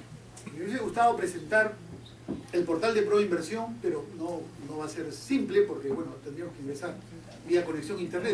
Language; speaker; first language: Spanish; native; Spanish